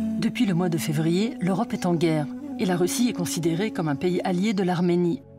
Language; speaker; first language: French; native; French